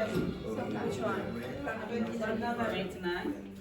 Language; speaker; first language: English; non-native, learner; Italian